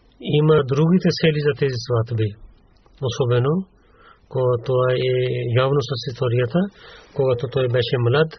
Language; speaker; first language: Bulgarian; non-native, learner; Urdu